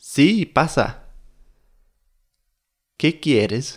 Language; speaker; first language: Spanish; non-native, fluent; English